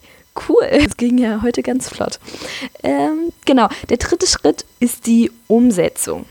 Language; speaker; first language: German; native; German